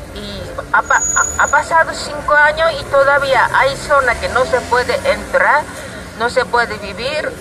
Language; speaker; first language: Spanish; non-native, learner; Japanese